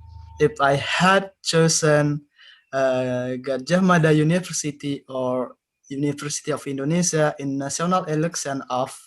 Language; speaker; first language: English; non-native, learner; Indonesian